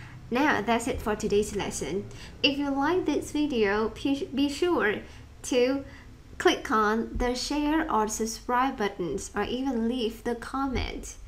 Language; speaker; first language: English; non-native, fluent; Vietnamese